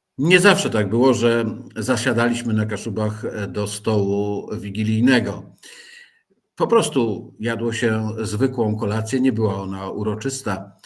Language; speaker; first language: Polish; native; Polish